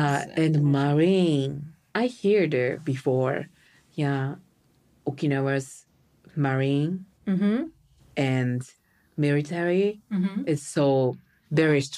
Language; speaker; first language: English; non-native, learner; Japanese